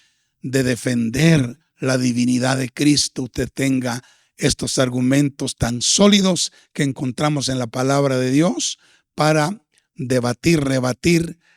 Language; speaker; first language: Spanish; native; Spanish